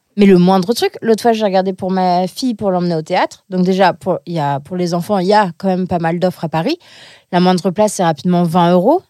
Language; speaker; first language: French; native; French